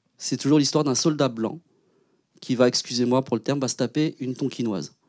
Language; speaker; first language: French; early bilingual, other home language; Vietnamese